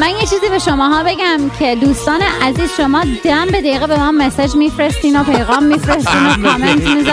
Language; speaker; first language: Persian; native; Persian